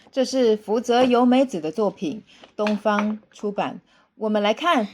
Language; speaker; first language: Chinese; native; Chinese